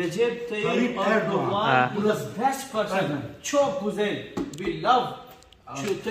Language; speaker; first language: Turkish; non-native, learner; Urdu